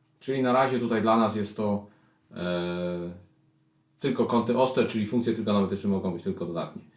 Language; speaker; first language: Polish; native; Polish